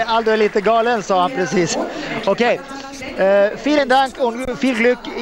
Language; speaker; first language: German; non-native, learner; Swedish